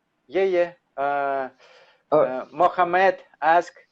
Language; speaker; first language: English; non-native, learner; Russian